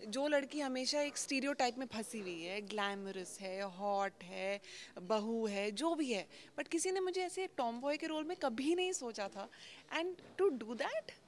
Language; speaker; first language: Hindi; native; Hindi